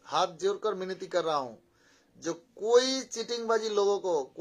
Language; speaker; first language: Hindi; non-native, local second language; Bangla